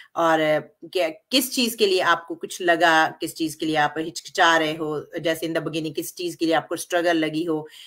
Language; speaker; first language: Hindi; non-native, local second language; Punjabi